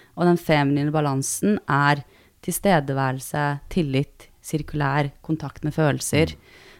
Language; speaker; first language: Norwegian; early bilingual, other home language; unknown